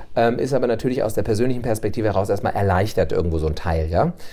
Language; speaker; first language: German; native; German